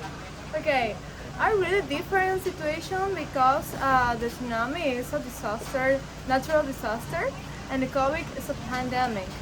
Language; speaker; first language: English; non-native, learner; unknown